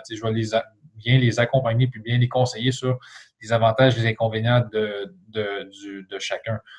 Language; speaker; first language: French; native; French